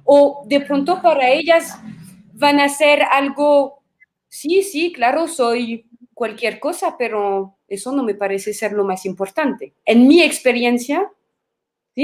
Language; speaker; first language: Spanish; non-native, fluent; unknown